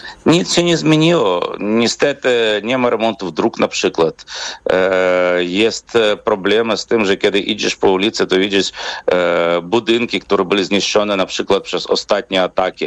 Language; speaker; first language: Polish; non-native, fluent; Ukrainian